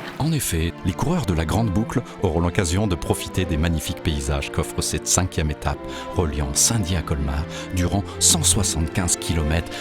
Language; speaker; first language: French; native; French